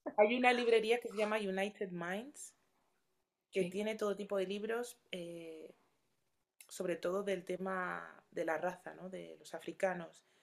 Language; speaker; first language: Spanish; early bilingual, other home language; Yoruba